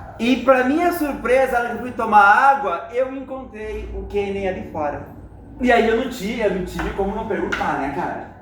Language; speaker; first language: Portuguese; native; Portuguese